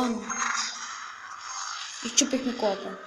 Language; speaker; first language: Bulgarian; native; Bulgarian